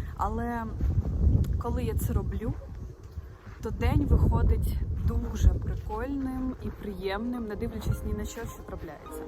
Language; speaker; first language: Ukrainian; native; Ukrainian